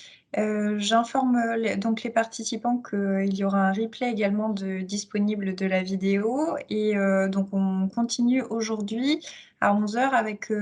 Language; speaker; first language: French; native; French